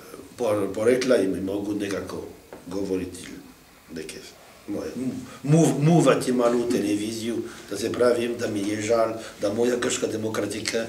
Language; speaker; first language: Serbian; non-native, fluent; French